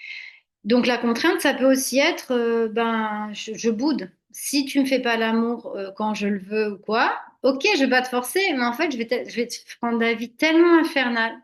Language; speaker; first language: French; native; French